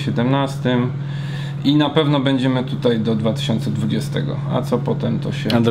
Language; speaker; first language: Polish; native; Polish